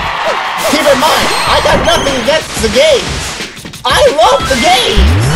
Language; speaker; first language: English; native; English